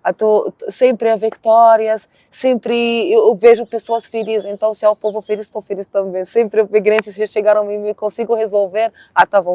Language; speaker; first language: Portuguese; non-native, learner; Arabic